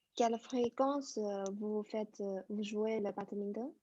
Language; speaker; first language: French; non-native, fluent; Chinese